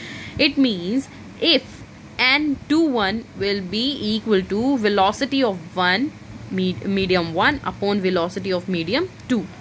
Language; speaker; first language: English; non-native, local second language; Hindi